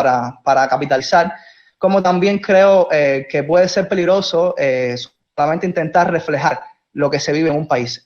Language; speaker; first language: Spanish; native; Spanish